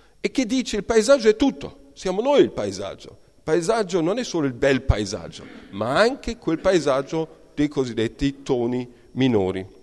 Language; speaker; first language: Italian; non-native, fluent; German